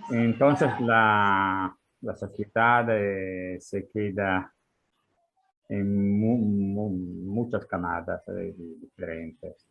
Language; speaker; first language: Spanish; non-native, fluent; Italian